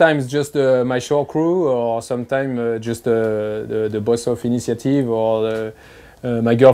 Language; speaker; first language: English; non-native, fluent; French